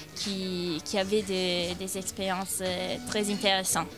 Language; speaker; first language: French; non-native, fluent; Italian